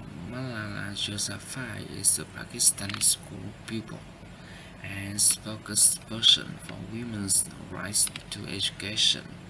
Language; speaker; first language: English; non-native, learner; Vietnamese